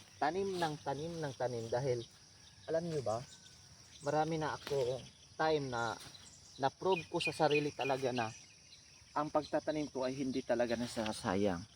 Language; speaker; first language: Filipino; non-native, local second language; Cebuano